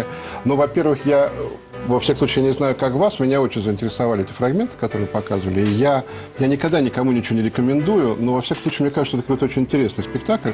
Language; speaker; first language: Russian; native; Russian